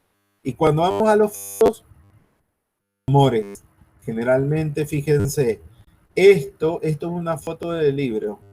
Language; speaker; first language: Spanish; native; Spanish